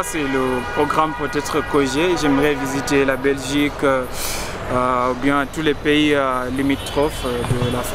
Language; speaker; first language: French; non-native, fluent; Luo (Kenya and Tanzania)